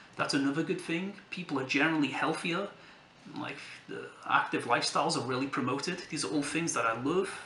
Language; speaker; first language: English; native; English